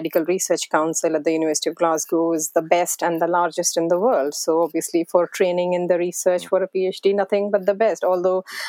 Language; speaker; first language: English; non-native, local second language; Hindi